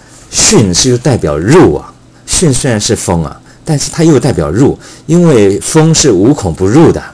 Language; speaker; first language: Chinese; native; Chinese